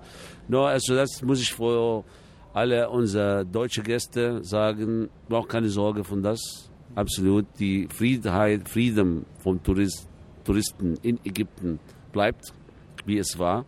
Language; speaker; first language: German; non-native, fluent; Arabic